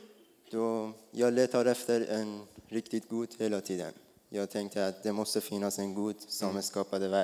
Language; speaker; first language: Swedish; non-native, learner; Persian